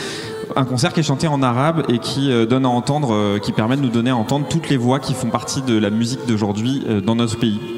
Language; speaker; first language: French; native; French